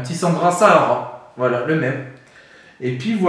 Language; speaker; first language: French; native; French